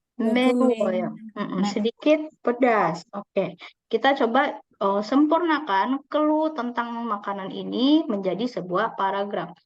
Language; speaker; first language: Indonesian; native; Indonesian